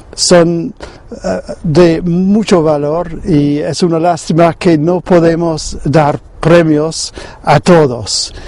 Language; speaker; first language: Spanish; non-native, fluent; English